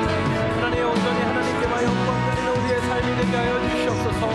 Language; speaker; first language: Korean; native; Korean